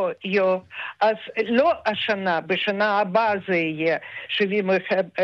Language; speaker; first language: Hebrew; non-native, fluent; Russian